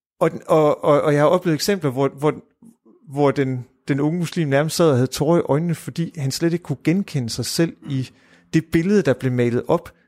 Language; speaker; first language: Danish; native; Danish